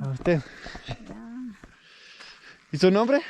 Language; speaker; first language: Spanish; non-native, learner; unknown